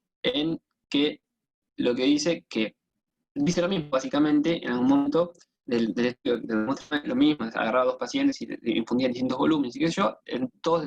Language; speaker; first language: Spanish; native; Spanish